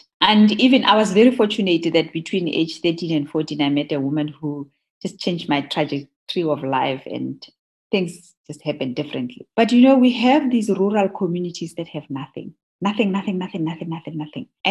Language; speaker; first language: English; non-native, local second language; Tswana